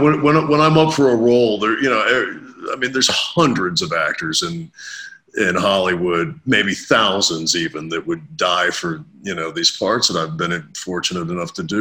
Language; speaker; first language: English; native; English